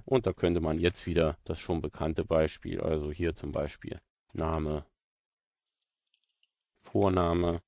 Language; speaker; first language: German; native; German